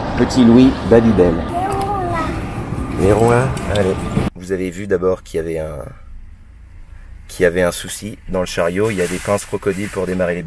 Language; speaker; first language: French; native; French